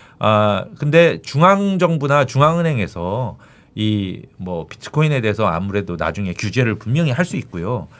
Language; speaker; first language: Korean; native; Korean